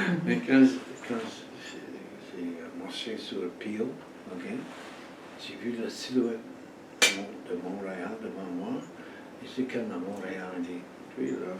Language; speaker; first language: French; non-native, fluent; English